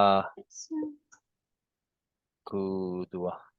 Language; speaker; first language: Indonesian; non-native, fluent; Japanese